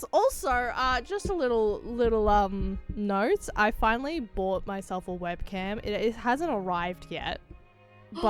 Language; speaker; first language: English; native; English